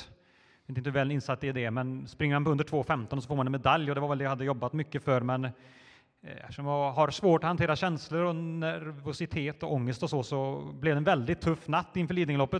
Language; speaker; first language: Swedish; native; Swedish